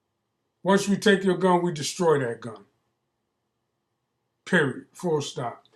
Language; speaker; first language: English; native; English